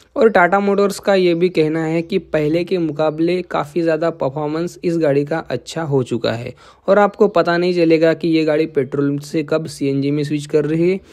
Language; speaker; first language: Hindi; non-native, local second language; Marathi